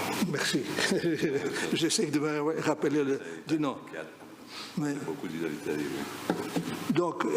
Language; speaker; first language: French; non-native, fluent; Greek